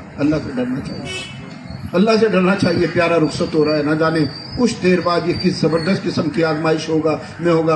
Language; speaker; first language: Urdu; non-native, local second language; Punjabi